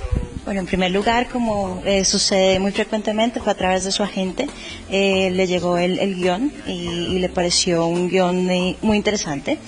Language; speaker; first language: Spanish; native; Spanish